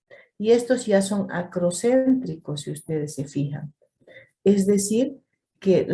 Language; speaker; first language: Spanish; native; Spanish